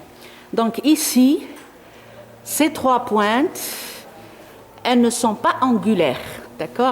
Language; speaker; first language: French; non-native, local second language; Arabic